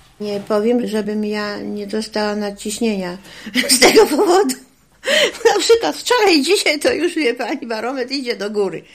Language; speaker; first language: Polish; native; Polish